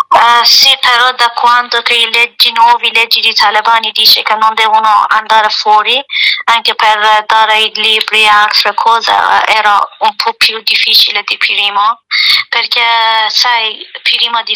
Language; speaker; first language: Italian; non-native, learner; Persian